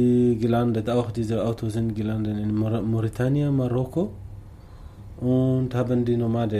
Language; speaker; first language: German; non-native, learner; Tamasheq